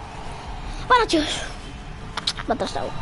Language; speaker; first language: Spanish; native; Spanish